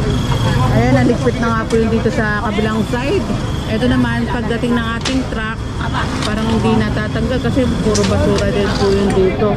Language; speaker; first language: Filipino; native; Filipino